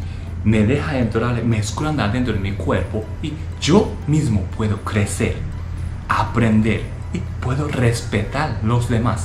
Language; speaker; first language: Spanish; non-native, learner; Japanese